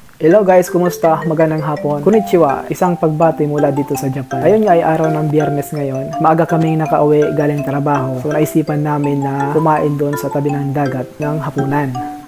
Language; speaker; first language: Filipino; native; Filipino